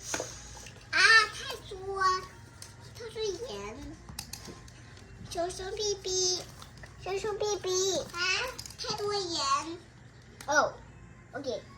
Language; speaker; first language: Chinese; early bilingual, heritage; Chinese